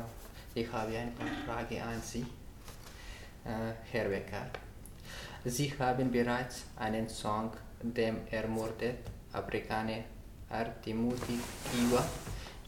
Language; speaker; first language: German; non-native, learner; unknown